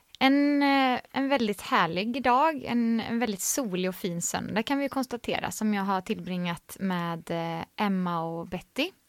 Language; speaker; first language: Swedish; native; Swedish